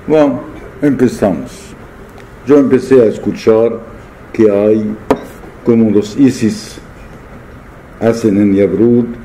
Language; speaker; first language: Spanish; non-native, fluent; Arabic